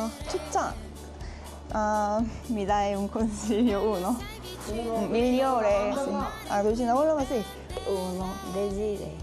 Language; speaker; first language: Italian; non-native, learner; Korean